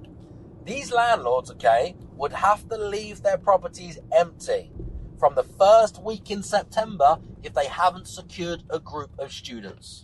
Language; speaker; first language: English; native; English